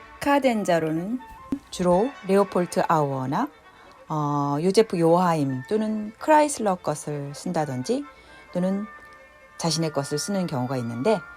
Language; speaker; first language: Korean; native; Korean